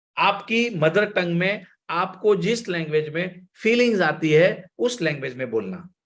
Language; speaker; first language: Hindi; non-native, local second language; Gujarati